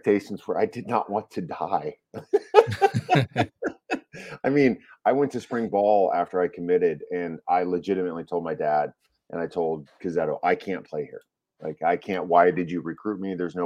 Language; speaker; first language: English; native; English